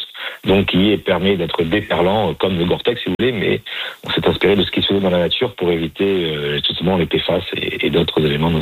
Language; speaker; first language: French; native; French